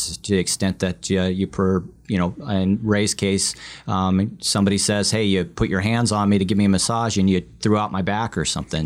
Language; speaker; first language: English; early bilingual, other home language; Vietnamese